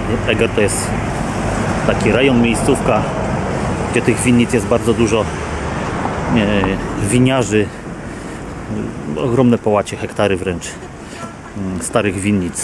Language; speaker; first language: Polish; native; Polish